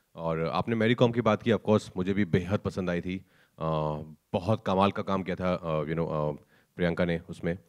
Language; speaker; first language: Hindi; native; Hindi